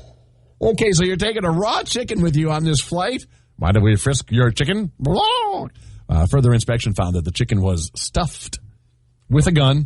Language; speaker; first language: English; native; English